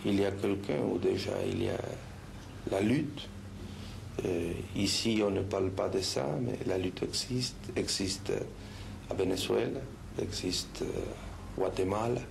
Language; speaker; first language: French; non-native, learner; Spanish